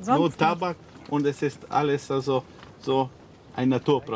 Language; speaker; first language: German; non-native, fluent; Serbian